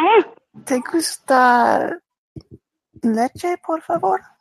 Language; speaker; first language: Spanish; non-native, learner; English